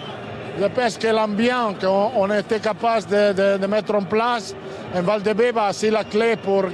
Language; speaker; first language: French; non-native, learner; Italian